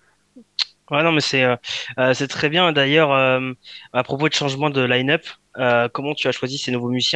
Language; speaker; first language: French; native; French